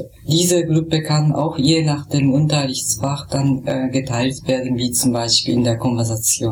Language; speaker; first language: German; non-native, fluent; Japanese